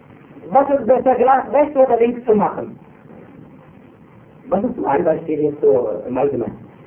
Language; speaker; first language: German; non-native, fluent; Arabic